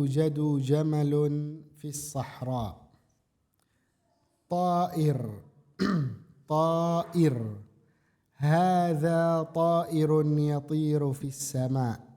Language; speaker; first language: Arabic; non-native, fluent; Indonesian